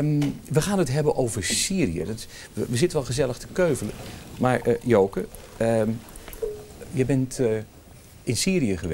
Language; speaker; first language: Dutch; native; Dutch